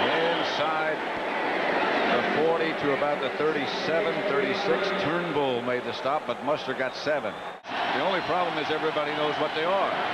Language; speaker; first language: English; native; English